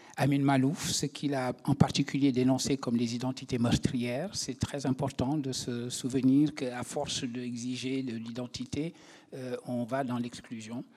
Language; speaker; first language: French; non-native, local second language; Wolof